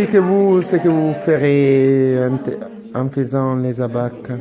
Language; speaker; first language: French; non-native, fluent; Italian